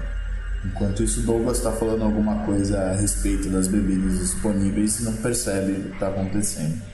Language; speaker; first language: Portuguese; native; Portuguese